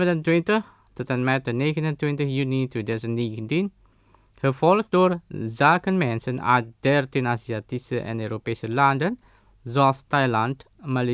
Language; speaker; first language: Dutch; non-native, fluent; Indonesian